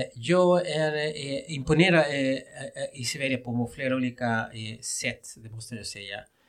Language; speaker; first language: Swedish; non-native, fluent; Spanish